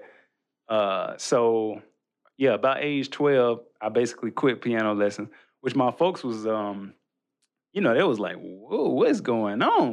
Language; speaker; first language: English; native; English